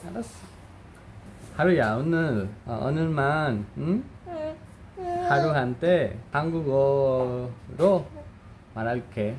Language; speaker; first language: Korean; non-native, learner; Spanish